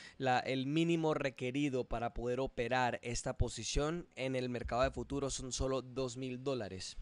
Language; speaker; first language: Spanish; early bilingual, heritage; English